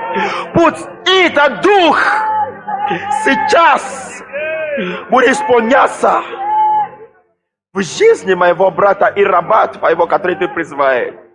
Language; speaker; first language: Russian; non-native, fluent; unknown